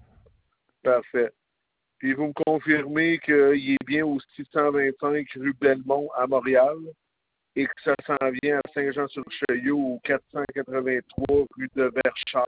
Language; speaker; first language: French; native; French